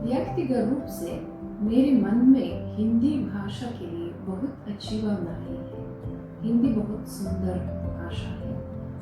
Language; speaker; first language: Hindi; non-native, fluent; Lithuanian